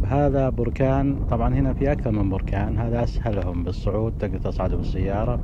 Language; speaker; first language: Arabic; native; Arabic